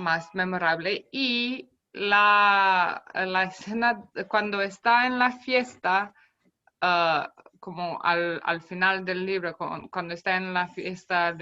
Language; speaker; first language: Spanish; non-native, fluent; Romanian